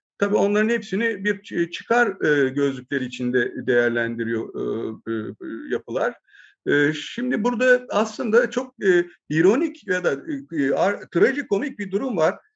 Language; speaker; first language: Turkish; native; Turkish